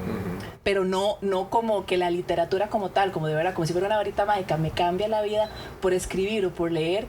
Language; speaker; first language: Spanish; native; Spanish